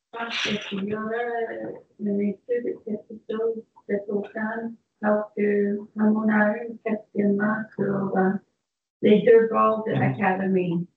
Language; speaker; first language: French; non-native, local second language; English